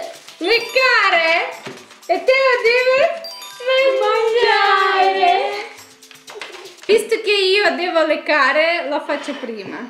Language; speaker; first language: Italian; non-native, fluent; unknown